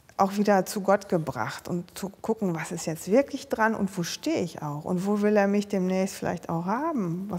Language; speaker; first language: German; native; German